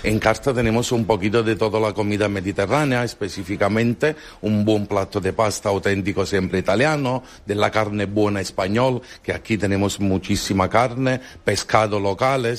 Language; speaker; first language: Spanish; non-native, fluent; Italian